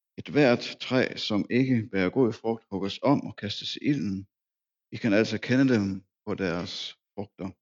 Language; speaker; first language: Danish; native; Danish